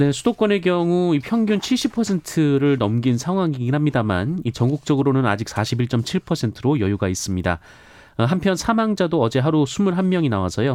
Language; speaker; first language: Korean; native; Korean